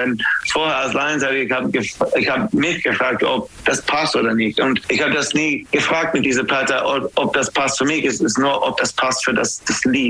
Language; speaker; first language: German; non-native, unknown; English